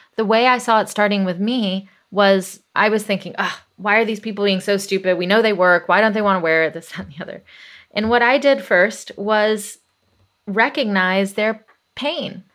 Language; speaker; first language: English; native; English